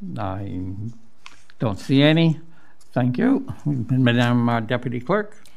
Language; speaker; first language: English; native; English